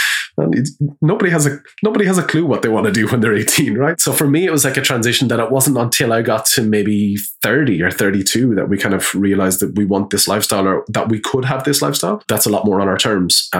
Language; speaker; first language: English; native; English